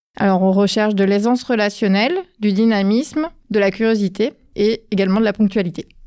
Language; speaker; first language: French; native; French